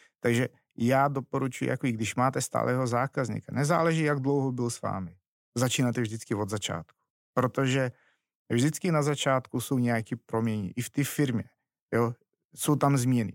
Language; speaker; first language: Czech; non-native, fluent; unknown